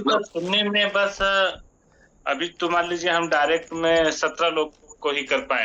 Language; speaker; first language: Hindi; native; Hindi